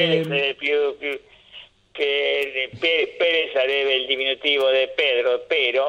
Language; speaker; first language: Italian; non-native, fluent; Spanish